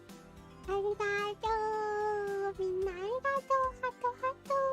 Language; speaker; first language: Japanese; non-native, learner; English